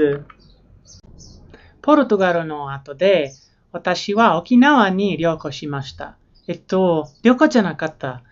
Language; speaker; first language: Japanese; non-native, learner; English